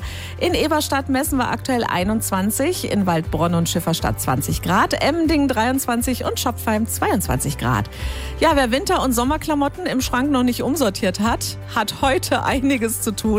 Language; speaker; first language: German; native; German